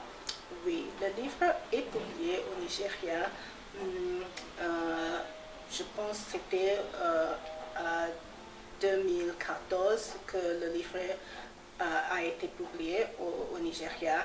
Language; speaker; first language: French; non-native, fluent; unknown